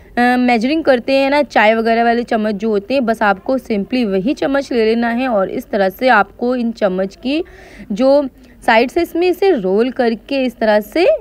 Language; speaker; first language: Hindi; native; Hindi